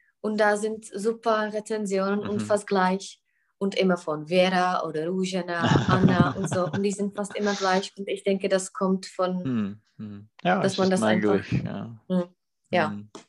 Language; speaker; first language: German; non-native, fluent; Czech